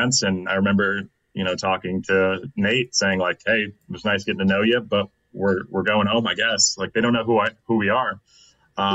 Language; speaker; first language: English; native; English